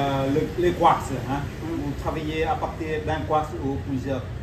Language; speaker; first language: French; non-native, fluent; Vietnamese